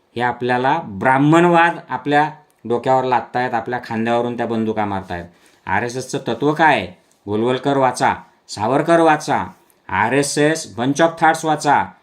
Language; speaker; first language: Marathi; non-native, local second language; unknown